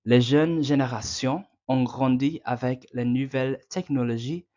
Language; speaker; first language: French; non-native, learner; English